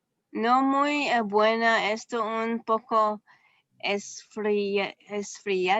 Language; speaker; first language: Spanish; non-native, learner; English